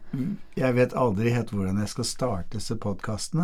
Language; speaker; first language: Norwegian; non-native, fluent; English